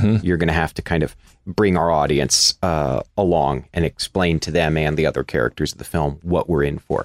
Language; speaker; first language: English; native; English